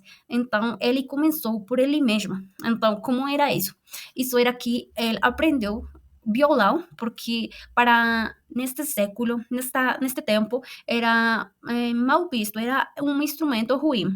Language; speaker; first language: Portuguese; non-native, fluent; Spanish